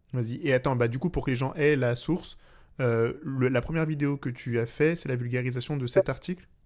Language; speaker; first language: French; native; French